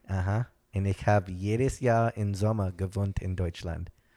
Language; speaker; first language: German; early bilingual, heritage; German